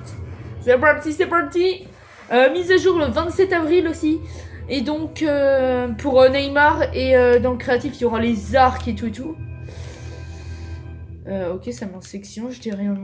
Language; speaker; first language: French; native; French